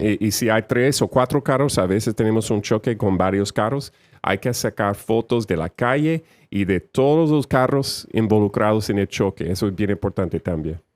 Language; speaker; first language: Spanish; non-native, fluent; English